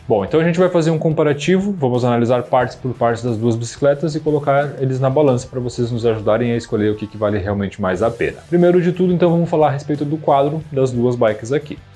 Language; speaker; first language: Portuguese; native; Portuguese